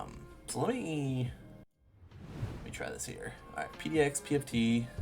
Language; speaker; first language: English; native; English